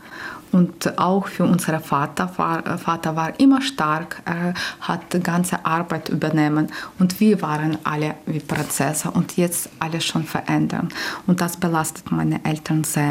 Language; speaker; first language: German; non-native, learner; Ukrainian